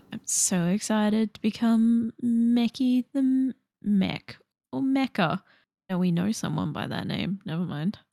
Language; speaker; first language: English; native; English